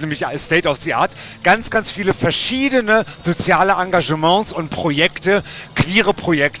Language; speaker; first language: German; native; German